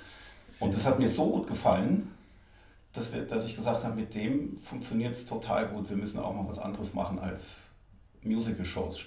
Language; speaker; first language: German; native; German